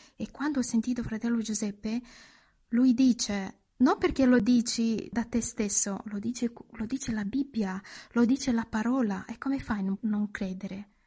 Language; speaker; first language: Italian; non-native, fluent; Romanian